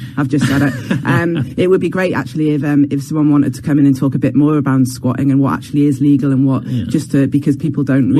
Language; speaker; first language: English; native; English